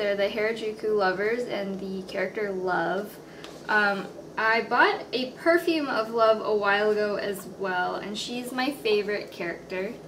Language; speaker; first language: English; native; English